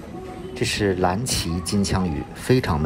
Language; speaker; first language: Chinese; native; Chinese